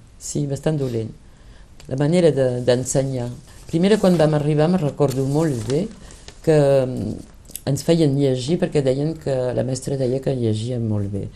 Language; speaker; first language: Catalan; early bilingual, heritage; Catalan